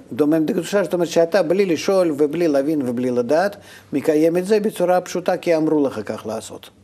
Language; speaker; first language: Hebrew; non-native, fluent; Russian